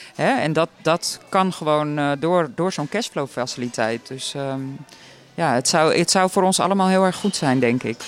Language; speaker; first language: Dutch; native; Dutch